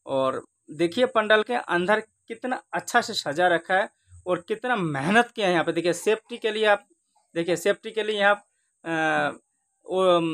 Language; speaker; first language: Hindi; non-native, local second language; Bangla